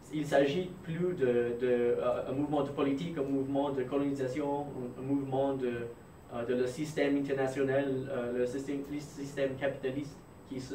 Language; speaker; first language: French; non-native, fluent; English